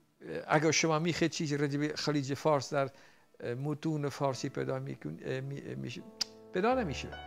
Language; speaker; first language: Persian; non-native, fluent; Dutch